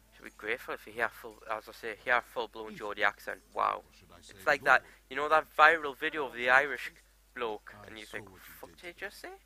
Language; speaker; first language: English; native; English